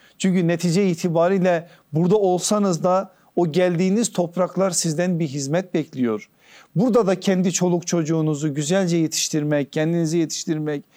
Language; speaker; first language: Turkish; native; Turkish